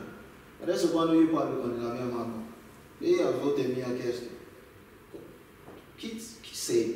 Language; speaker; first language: Italian; non-native, learner; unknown